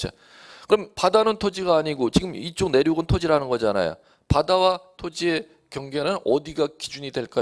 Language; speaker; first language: Korean; native; Korean